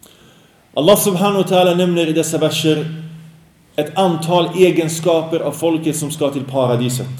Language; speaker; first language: Swedish; early bilingual, other home language; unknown